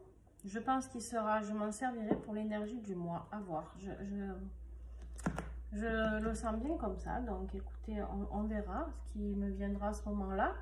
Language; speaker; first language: French; native; French